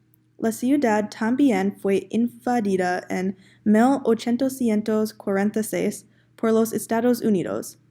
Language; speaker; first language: Spanish; non-native, learner; English